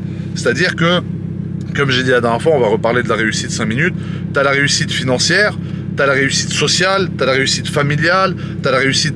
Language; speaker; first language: French; native; French